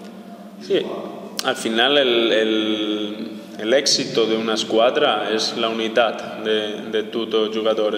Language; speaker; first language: Italian; non-native, learner; Spanish